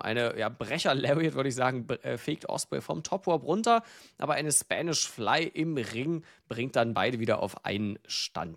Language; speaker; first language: German; native; German